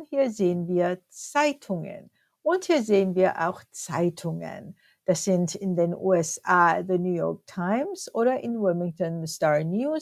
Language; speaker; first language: German; non-native, fluent; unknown